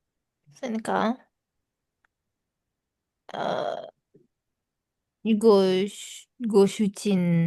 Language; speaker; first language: Japanese; non-native, learner; Indonesian